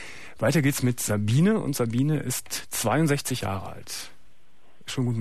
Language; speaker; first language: German; native; German